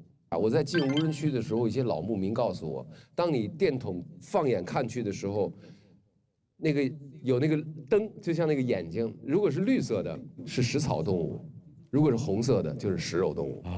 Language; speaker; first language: Chinese; native; Chinese